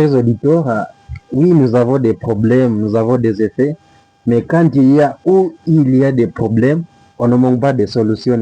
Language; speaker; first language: French; non-native, learner; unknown